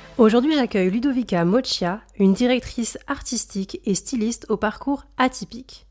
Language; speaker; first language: French; native; French